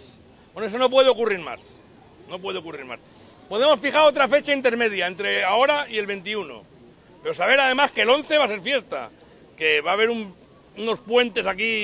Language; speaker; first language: Spanish; native; Spanish